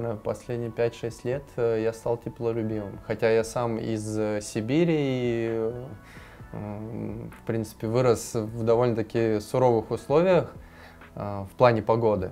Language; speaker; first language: Russian; native; Russian